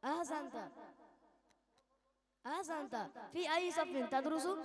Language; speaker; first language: Arabic; non-native, learner; Bangla